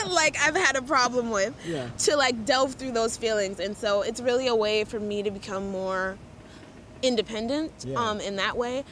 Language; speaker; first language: English; native; English